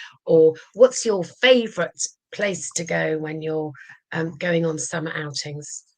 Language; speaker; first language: English; native; English